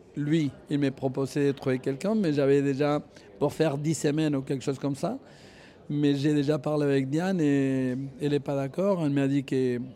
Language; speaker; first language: French; non-native, fluent; Spanish